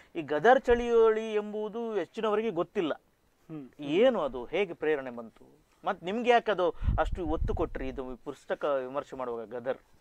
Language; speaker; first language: Kannada; native; Kannada